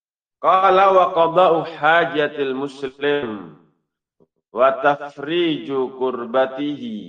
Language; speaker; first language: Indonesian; native; Indonesian